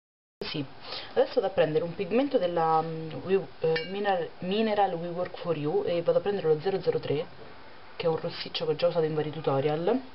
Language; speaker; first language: Italian; native; Italian